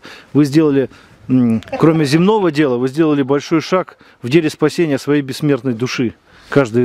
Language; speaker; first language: Russian; native; Russian